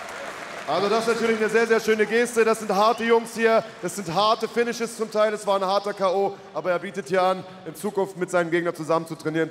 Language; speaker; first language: German; native; German